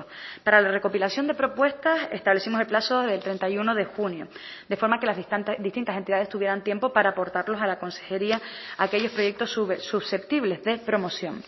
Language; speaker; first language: Spanish; native; Spanish